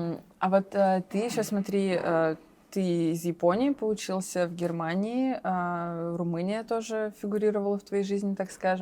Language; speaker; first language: Russian; native; Russian